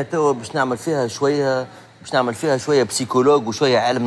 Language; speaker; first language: Arabic; native; Arabic